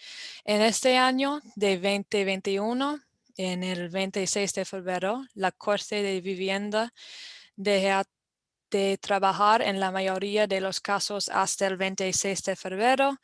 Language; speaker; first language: Spanish; non-native, fluent; English